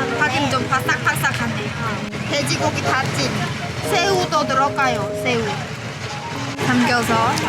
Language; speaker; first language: Korean; non-native, fluent; Khmer